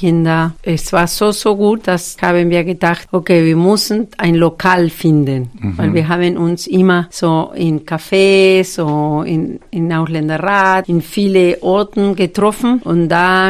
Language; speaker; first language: German; non-native, fluent; Spanish